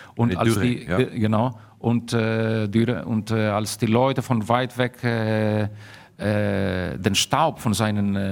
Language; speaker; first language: German; early bilingual, heritage; German